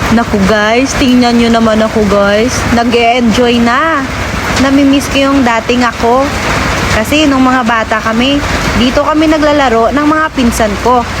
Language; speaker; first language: Filipino; non-native, local second language; Hiligaynon